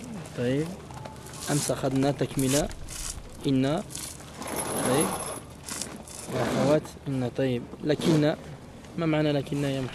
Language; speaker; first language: Arabic; non-native, fluent; French